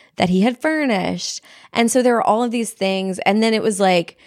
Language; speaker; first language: English; native; English